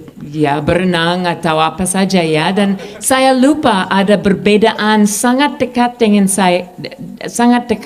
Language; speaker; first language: Indonesian; non-native, fluent; English